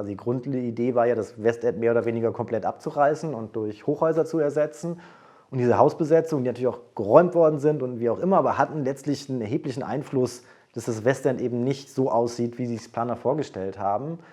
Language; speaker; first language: German; native; German